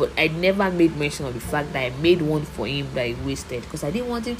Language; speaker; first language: English; non-native, local second language; Yoruba